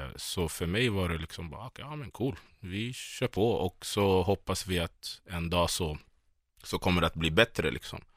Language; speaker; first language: Swedish; early bilingual, other home language; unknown